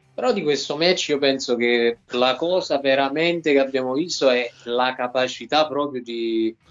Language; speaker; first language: Italian; native; Italian